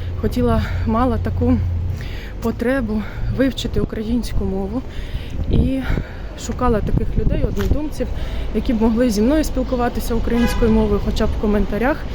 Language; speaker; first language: Ukrainian; non-native, local second language; Russian